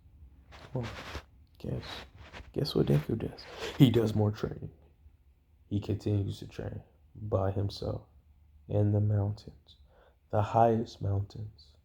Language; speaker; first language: English; native; English